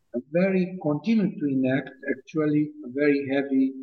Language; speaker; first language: English; non-native, fluent; Romanian